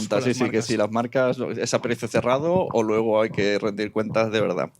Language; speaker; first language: Spanish; native; Spanish